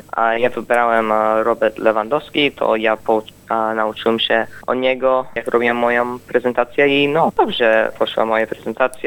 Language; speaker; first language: Polish; early bilingual, heritage; Polish